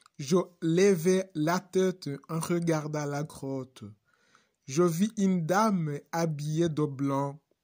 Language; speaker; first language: French; non-native, local second language; Kinyarwanda